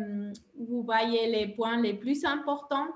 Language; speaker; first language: French; non-native, local second language; German